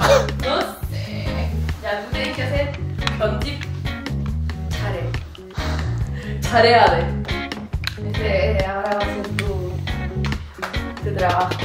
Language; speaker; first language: Korean; non-native, learner; Spanish